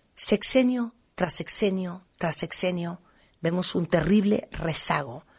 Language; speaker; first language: Spanish; native; Spanish